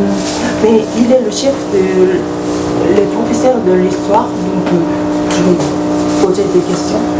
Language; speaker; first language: French; non-native, fluent; Korean